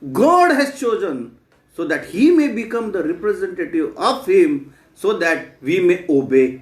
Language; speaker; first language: English; non-native, local second language; Marathi